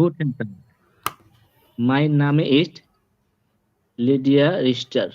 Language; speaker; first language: German; non-native, learner; Bangla